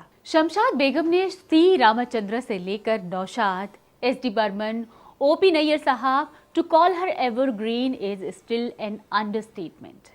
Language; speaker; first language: Hindi; native; Hindi